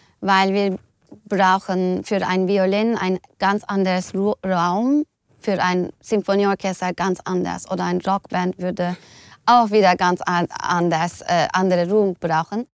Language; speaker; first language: German; non-native, fluent; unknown